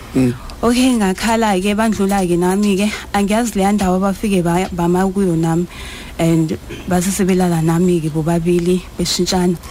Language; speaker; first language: Zulu; native; Zulu